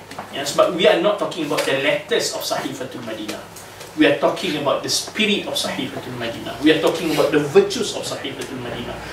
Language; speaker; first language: English; non-native, local second language; Malay